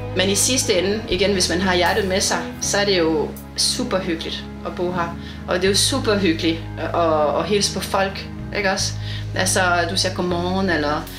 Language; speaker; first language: Danish; non-native, local second language; French